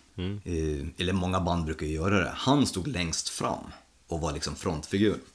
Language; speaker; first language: Swedish; non-native, fluent; Polish